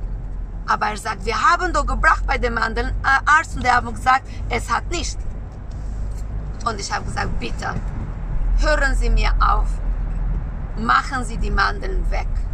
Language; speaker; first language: German; non-native, learner; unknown